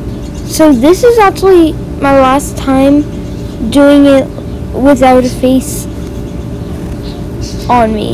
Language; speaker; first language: English; native; English